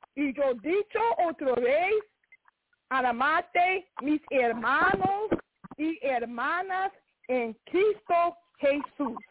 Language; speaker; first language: Spanish; non-native, learner; English